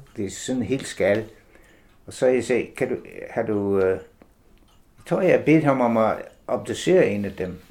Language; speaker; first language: Danish; non-native, fluent; English